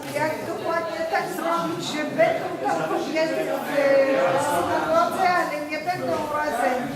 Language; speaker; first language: Polish; non-native, fluent; Hebrew